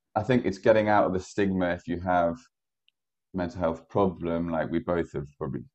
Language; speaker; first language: English; native; English